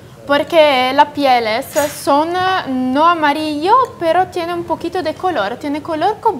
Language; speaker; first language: Spanish; non-native, fluent; Italian